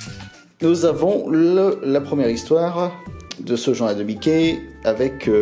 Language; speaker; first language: French; native; French